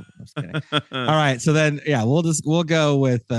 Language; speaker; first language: English; native; English